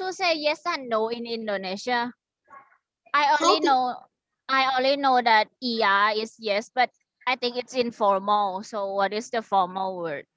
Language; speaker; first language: English; non-native, fluent; Thai